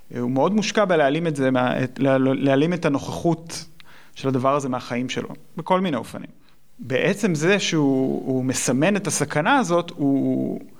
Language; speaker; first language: Hebrew; native; Hebrew